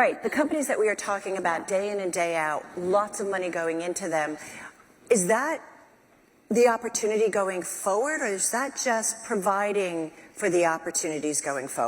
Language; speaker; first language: English; native; English